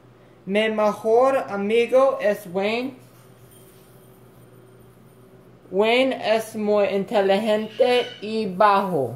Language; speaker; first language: Spanish; non-native, learner; English